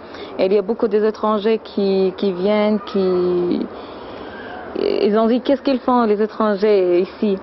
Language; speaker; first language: French; non-native, fluent; Arabic